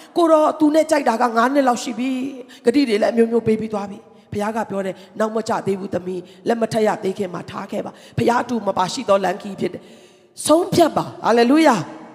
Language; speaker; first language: Burmese; non-native, local second language; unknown